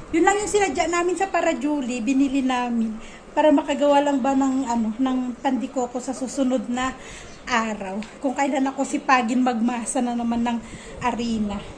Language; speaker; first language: Filipino; native; Filipino